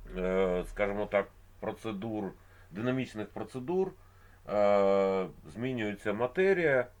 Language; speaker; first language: Ukrainian; non-native, local second language; Russian